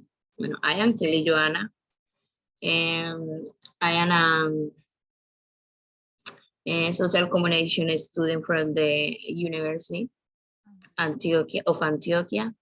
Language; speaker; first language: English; non-native, learner; Spanish